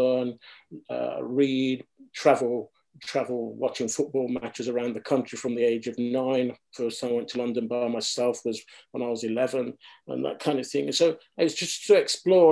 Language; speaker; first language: English; native; English